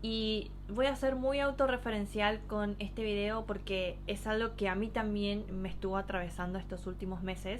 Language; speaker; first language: Spanish; native; Spanish